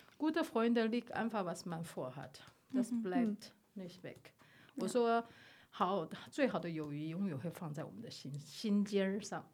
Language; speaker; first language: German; non-native, learner; Chinese